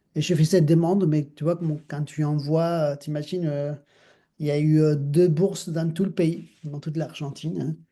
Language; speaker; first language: French; non-native, fluent; Spanish